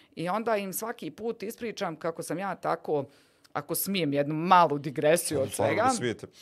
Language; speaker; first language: Bosnian; native; Bosnian